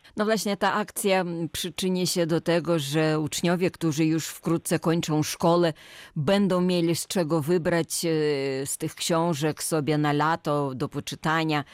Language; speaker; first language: Polish; native; Polish